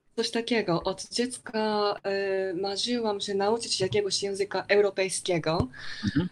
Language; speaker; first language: Polish; non-native, fluent; Japanese